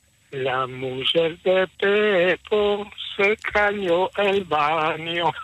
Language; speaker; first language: Spanish; early bilingual, heritage; Hebrew